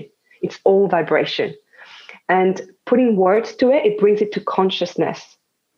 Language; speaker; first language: English; non-native, fluent; French